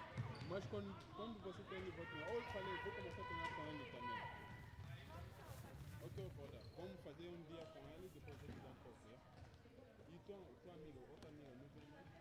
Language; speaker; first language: Portuguese; non-native, learner; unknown